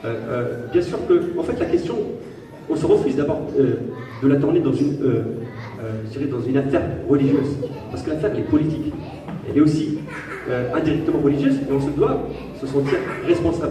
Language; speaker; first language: French; native; French